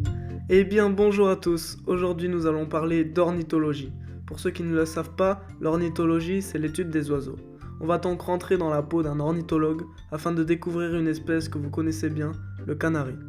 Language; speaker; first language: French; native; French